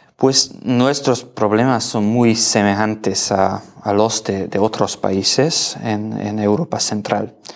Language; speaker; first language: Spanish; non-native, learner; Hungarian